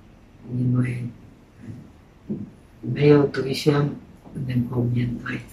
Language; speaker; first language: Chinese; non-native, fluent; Czech